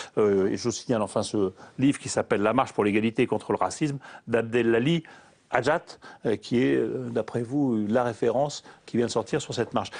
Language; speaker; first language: French; native; French